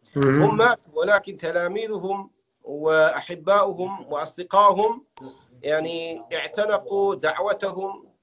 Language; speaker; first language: Arabic; non-native, fluent; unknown